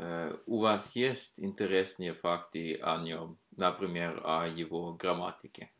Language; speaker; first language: Russian; non-native, fluent; Norwegian